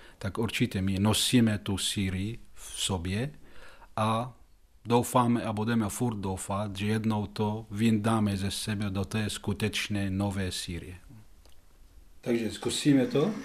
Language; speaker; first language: Czech; non-native, fluent; Arabic